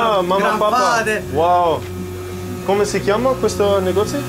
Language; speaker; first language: Italian; non-native, learner; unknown